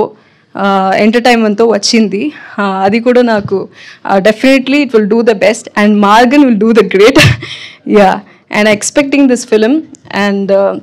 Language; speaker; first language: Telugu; non-native, learner; Tamil